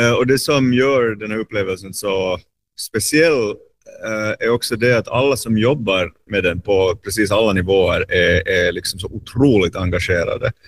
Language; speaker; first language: Swedish; native; Swedish